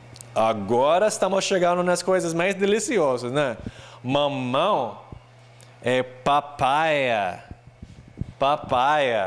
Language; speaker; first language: Portuguese; non-native, fluent; English